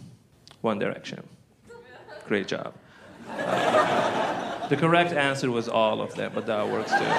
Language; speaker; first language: English; non-native, fluent; Arabic